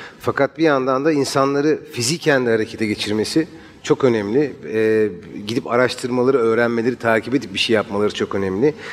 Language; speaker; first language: Turkish; native; Turkish